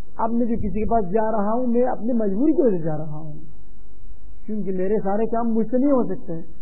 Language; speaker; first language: Urdu; non-native, local second language; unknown